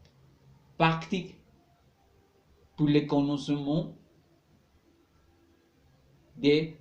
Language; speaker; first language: French; non-native, learner; Spanish